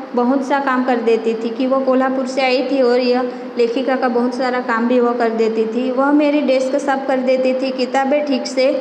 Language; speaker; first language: Hindi; non-native, local second language; Gujarati